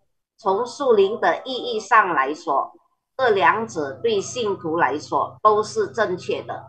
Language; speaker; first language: Chinese; early bilingual, heritage; Chinese